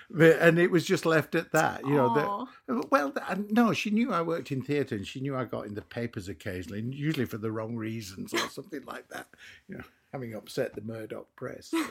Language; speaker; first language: English; native; English